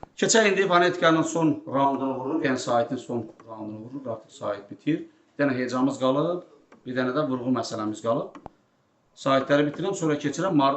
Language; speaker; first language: Azerbaijani; non-native, local second language; Talysh